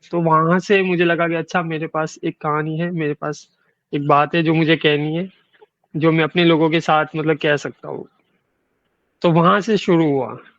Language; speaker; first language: Hindi; non-native, local second language; Gujarati